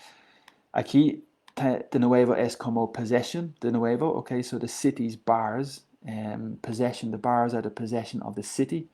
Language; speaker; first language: Spanish; non-native, learner; English